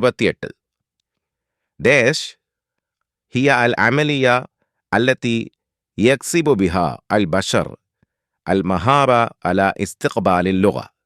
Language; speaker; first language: Arabic; non-native, fluent; Malayalam